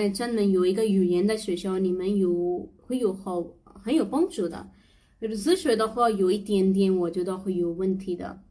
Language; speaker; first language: Chinese; non-native, learner; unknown